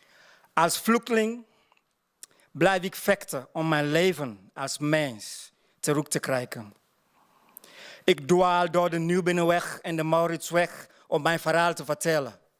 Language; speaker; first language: Dutch; non-native, fluent; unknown